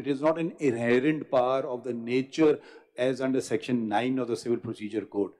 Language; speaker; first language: English; non-native, local second language; Urdu